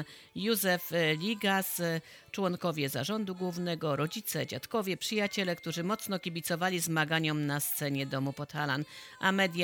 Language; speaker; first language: Polish; native; Polish